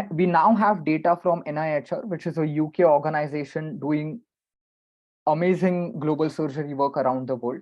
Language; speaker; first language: English; non-native, local second language; Marathi